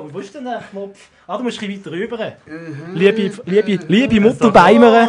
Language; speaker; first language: German; native; German